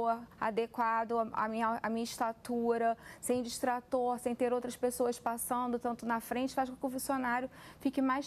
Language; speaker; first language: Portuguese; native; Portuguese